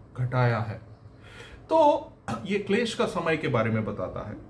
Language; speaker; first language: Hindi; native; Hindi